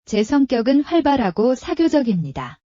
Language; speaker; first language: Korean; non-native, learner; Nepali